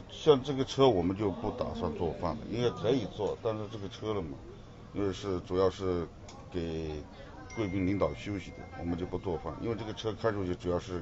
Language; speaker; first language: Chinese; native; Chinese